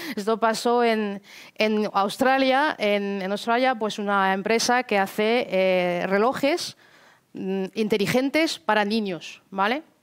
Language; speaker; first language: Spanish; non-native, fluent; French